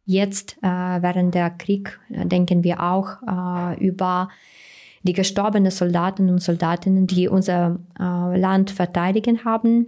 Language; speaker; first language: German; non-native, fluent; Ukrainian